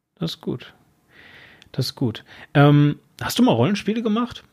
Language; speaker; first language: German; native; German